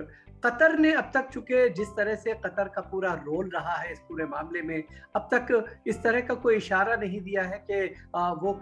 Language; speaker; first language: Hindi; native; Hindi